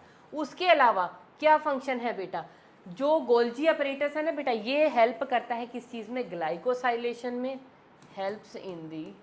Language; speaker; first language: Hindi; native; Hindi